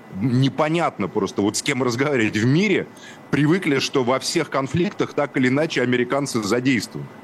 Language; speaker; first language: Russian; native; Russian